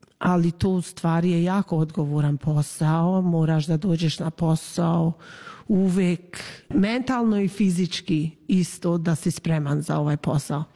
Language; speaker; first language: Serbian; early bilingual, heritage; Serbian